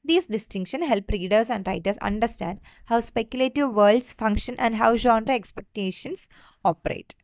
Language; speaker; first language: English; non-native, local second language; Malayalam